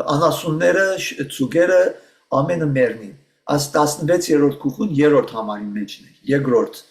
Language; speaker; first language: Armenian; early bilingual, heritage; Armenian